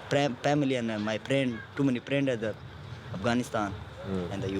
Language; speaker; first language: English; non-native, learner; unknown